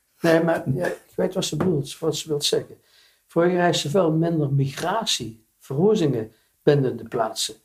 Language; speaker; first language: Dutch; non-native, local second language; Limburgish